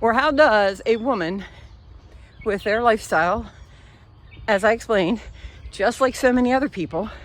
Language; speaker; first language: English; native; English